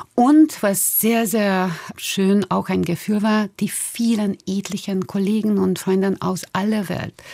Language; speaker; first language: German; non-native, fluent; Hungarian